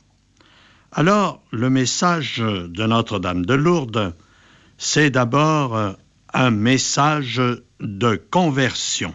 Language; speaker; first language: French; native; French